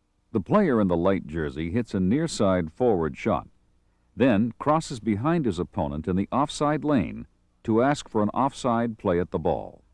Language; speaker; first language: English; native; English